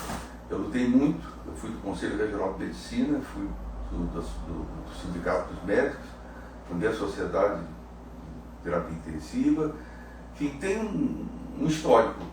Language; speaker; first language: Portuguese; native; Portuguese